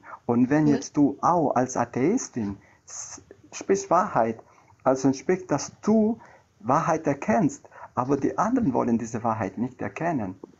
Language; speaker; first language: German; non-native, learner; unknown